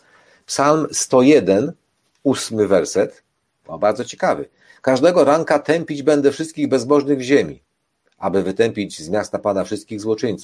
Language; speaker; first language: Polish; native; Polish